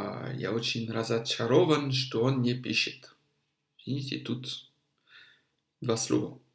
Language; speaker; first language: Russian; non-native, fluent; French